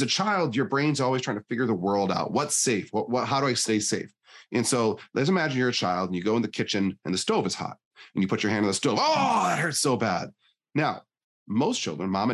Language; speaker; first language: English; native; English